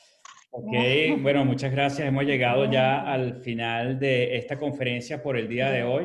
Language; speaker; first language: Spanish; native; Spanish